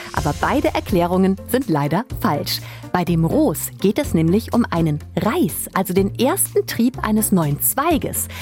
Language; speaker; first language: German; native; German